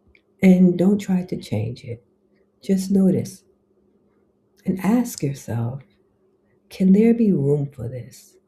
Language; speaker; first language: English; native; English